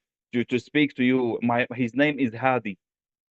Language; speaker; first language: English; non-native, fluent; Arabic